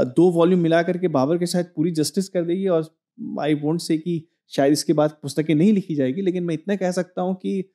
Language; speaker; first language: Hindi; native; Hindi